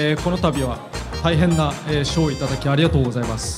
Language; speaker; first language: Japanese; native; Japanese